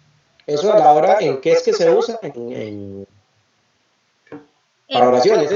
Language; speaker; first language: Spanish; native; Spanish